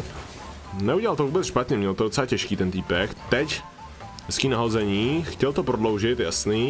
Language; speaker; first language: Czech; native; Czech